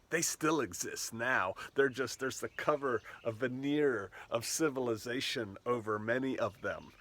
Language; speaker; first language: English; native; English